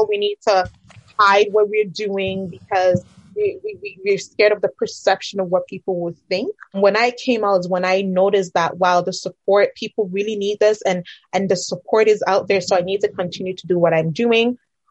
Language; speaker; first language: English; non-native, local second language; Akan